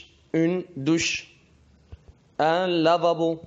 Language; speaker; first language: French; non-native, fluent; Arabic